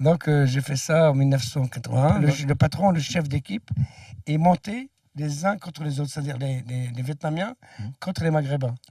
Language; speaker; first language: French; early bilingual, other home language; Arabic